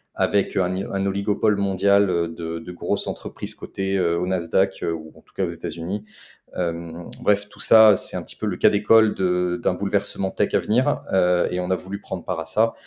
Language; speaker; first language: French; native; French